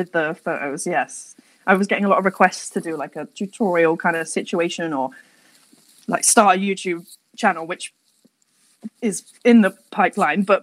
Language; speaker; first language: English; native; English